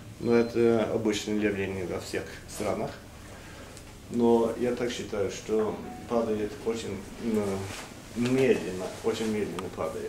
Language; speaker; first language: Russian; non-native, fluent; Norwegian